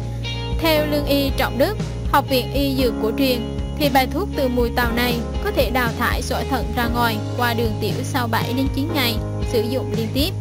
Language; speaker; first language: Vietnamese; native; Vietnamese